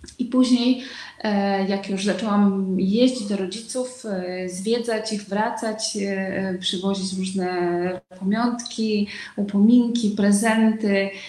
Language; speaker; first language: Polish; non-native, fluent; Russian